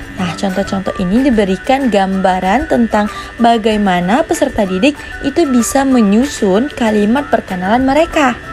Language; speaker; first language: Indonesian; native; Indonesian